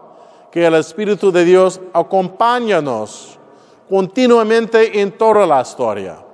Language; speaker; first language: Spanish; non-native, fluent; English